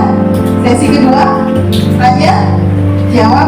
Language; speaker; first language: Indonesian; native; Indonesian